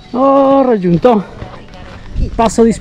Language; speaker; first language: Italian; native; Italian